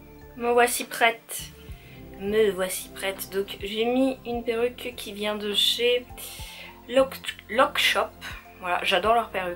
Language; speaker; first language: French; native; French